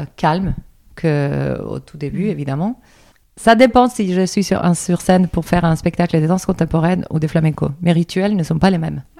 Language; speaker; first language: French; non-native, fluent; Spanish